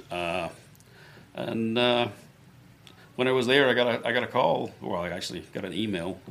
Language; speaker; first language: English; native; English